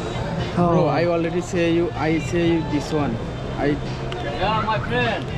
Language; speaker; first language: English; non-native, local second language; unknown